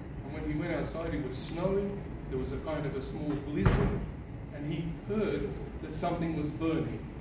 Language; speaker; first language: English; early bilingual, other home language; Russian